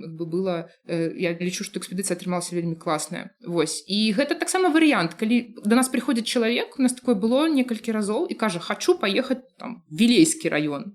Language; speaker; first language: Belarusian; non-native, local second language; Russian